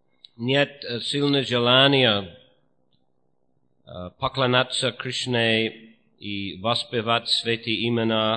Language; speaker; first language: Russian; non-native, fluent; English